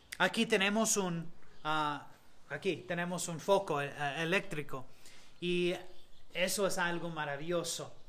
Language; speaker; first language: Spanish; non-native, fluent; English